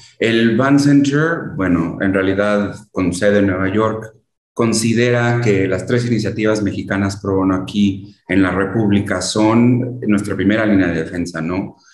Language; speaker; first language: Spanish; early bilingual, heritage; Spanish